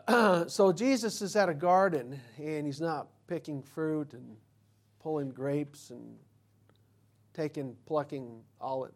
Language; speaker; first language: English; native; English